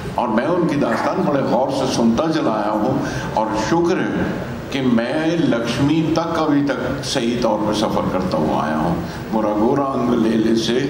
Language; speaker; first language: Hindi; native; Hindi